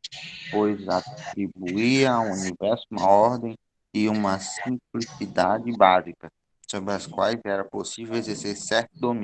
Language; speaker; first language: Portuguese; native; Portuguese